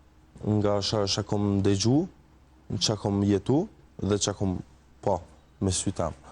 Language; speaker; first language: Albanian; early bilingual, heritage; Albanian